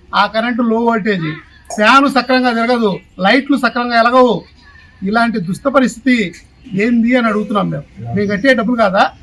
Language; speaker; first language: Telugu; native; Telugu